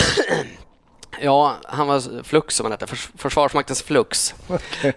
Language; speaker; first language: Swedish; native; Swedish